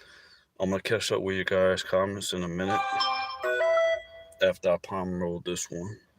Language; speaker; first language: English; native; English